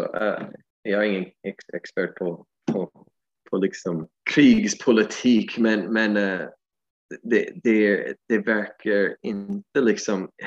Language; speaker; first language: Swedish; non-native, fluent; English